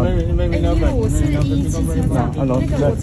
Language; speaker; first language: Chinese; native; Chinese